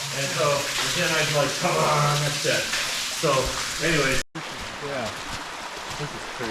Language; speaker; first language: English; native; English